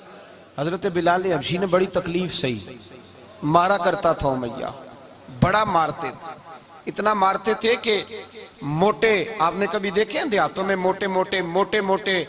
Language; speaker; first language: Hindi; non-native, local second language; Punjabi